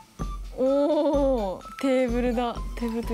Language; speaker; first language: Japanese; native; Japanese